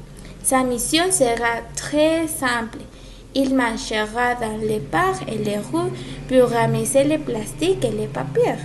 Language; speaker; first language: French; non-native, learner; Spanish